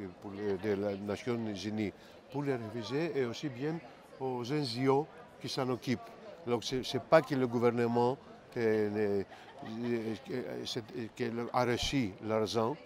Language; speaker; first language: French; non-native, fluent; Greek